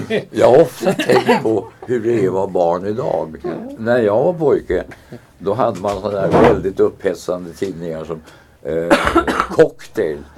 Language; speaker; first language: Swedish; native; Swedish